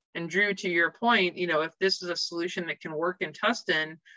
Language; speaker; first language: English; native; English